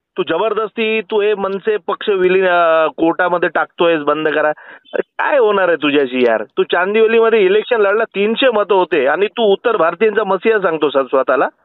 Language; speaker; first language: Marathi; non-native, local second language; Gujarati